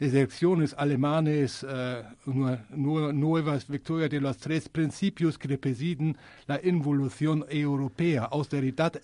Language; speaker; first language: Spanish; non-native, learner; German